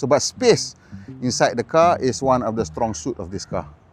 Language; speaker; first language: English; non-native, local second language; Malay